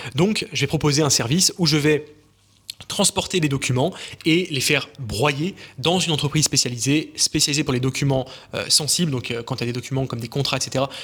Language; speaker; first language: French; native; French